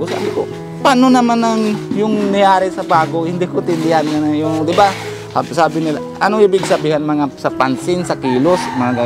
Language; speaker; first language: Filipino; non-native, fluent; Punjabi